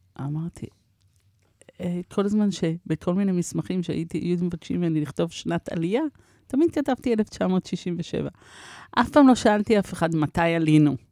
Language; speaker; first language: Hebrew; early bilingual, other home language; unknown